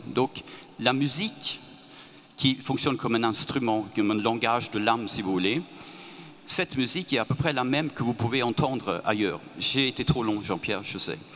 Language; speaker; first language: French; non-native, fluent; Swedish